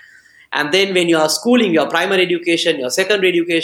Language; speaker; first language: English; non-native, local second language; Sinhala